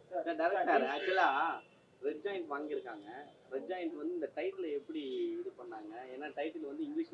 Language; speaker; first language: Tamil; native; Tamil